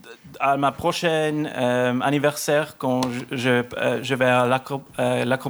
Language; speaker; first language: French; non-native, local second language; German